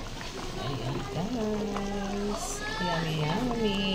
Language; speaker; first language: Filipino; non-native, local second language; Bikol